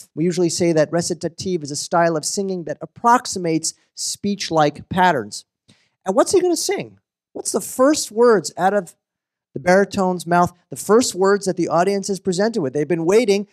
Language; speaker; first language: English; native; English